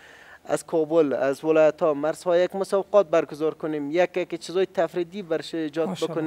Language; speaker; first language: Persian; native; Persian